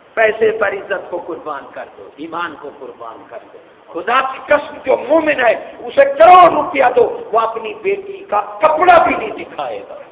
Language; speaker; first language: Urdu; non-native, local second language; Punjabi